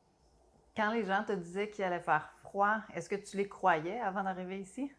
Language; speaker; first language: French; native; French